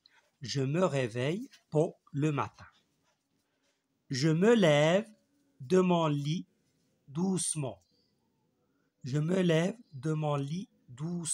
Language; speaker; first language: French; non-native, local second language; Arabic